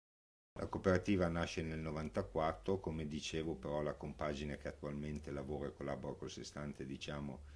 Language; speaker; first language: Italian; native; Italian